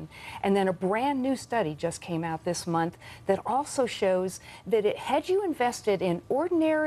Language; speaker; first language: English; native; English